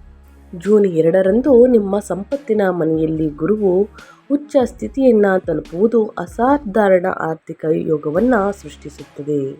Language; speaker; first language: Kannada; native; Kannada